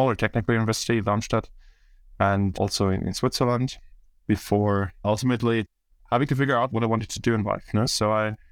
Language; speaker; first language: English; early bilingual, other home language; German